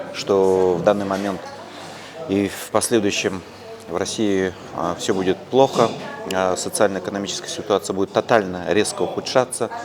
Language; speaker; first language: Russian; native; Russian